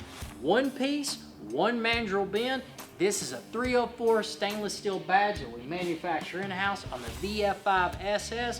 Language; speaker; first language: English; native; English